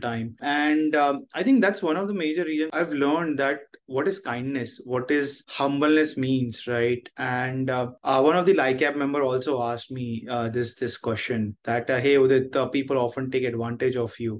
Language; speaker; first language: English; non-native, local second language; Hindi